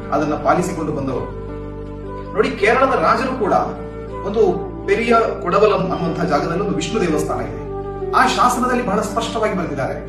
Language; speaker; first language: Kannada; native; Kannada